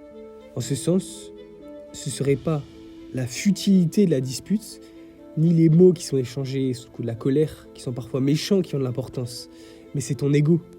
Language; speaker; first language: French; native; French